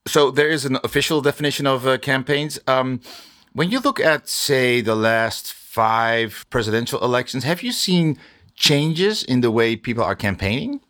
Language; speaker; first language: English; non-native, fluent; Dutch